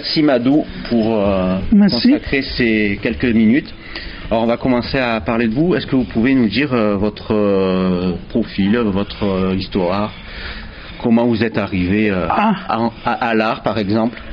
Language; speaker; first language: French; native; French